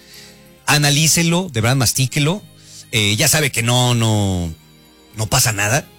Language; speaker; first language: Spanish; native; Spanish